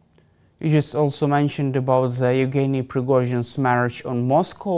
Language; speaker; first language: English; non-native, fluent; Ukrainian